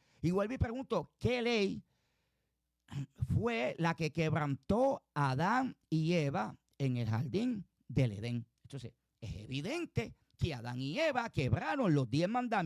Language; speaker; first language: Spanish; native; Spanish